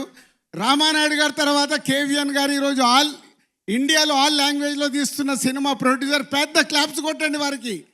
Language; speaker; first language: Telugu; native; Telugu